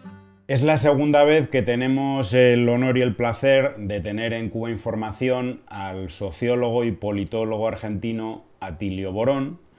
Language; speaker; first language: Spanish; native; Spanish